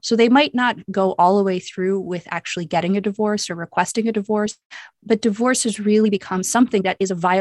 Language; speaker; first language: English; native; English